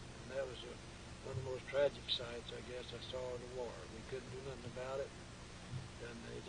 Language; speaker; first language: English; native; English